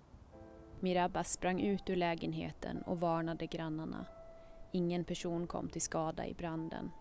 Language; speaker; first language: Swedish; native; Swedish